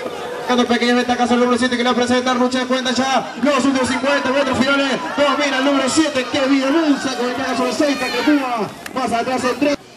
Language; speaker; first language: Spanish; native; Spanish